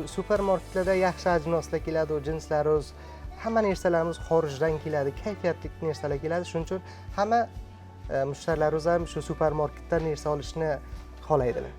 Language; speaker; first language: Uzbek; native; Uzbek